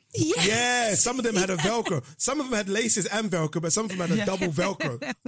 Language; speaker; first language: English; non-native, local second language; Yoruba